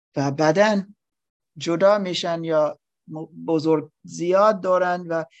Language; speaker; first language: Persian; non-native, learner; English